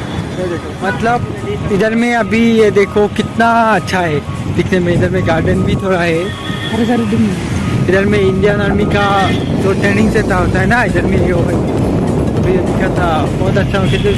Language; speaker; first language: Hindi; non-native, local second language; Assamese